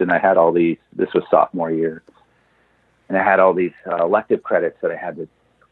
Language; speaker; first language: English; native; English